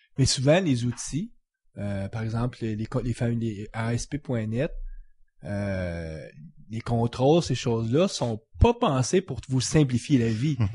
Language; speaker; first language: French; native; French